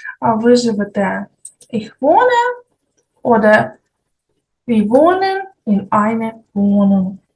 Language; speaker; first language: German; non-native, fluent; Ukrainian